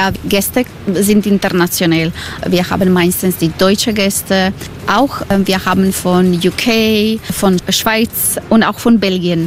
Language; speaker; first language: German; non-native, learner; Croatian